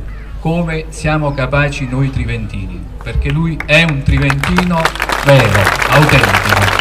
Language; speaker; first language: Italian; native; Italian